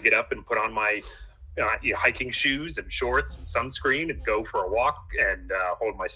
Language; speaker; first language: English; native; English